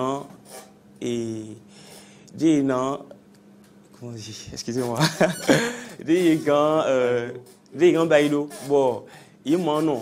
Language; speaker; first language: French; non-native, local second language; Fon